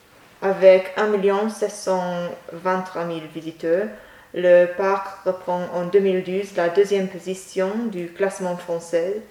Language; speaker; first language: French; non-native, learner; English